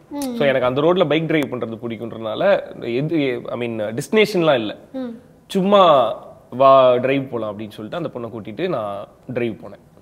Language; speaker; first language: Tamil; native; Tamil